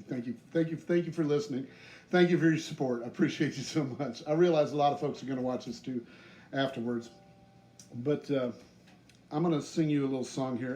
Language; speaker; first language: English; native; English